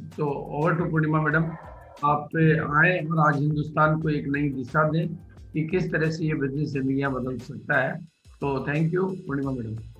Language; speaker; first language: Hindi; native; Hindi